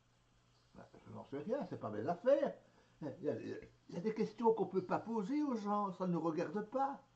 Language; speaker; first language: French; native; French